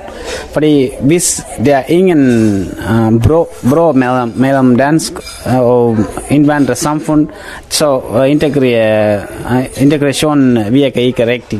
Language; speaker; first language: Danish; non-native, fluent; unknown